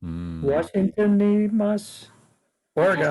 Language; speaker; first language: Japanese; non-native, learner; English